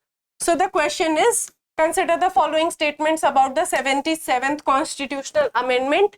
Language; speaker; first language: English; non-native, local second language; Hindi